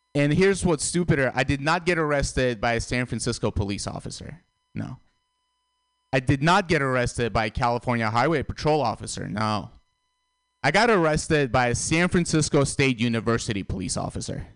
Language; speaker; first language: English; early bilingual, other home language; Russian